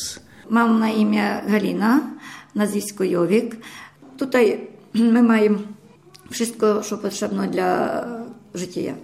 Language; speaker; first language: Polish; non-native, learner; Ukrainian